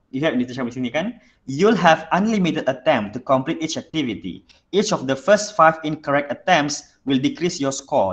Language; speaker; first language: English; non-native, local second language; Malay